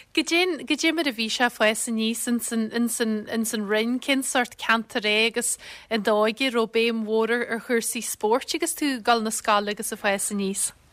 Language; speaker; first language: Irish; native; Irish